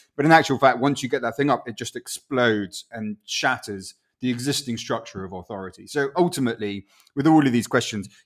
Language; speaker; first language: English; non-native, local second language; Spanish